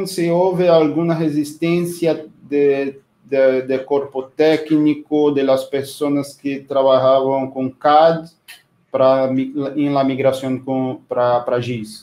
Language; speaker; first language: Spanish; non-native, fluent; Portuguese